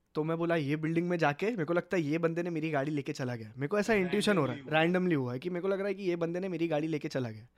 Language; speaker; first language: Hindi; native; Hindi